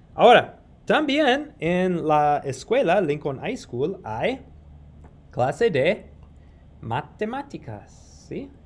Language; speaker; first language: Spanish; non-native, fluent; English